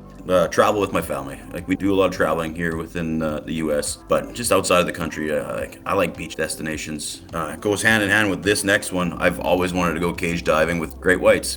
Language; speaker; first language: English; native; English